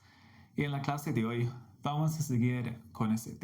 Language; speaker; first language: Spanish; non-native, fluent; English